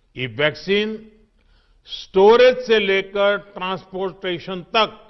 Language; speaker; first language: Hindi; non-native, local second language; Gujarati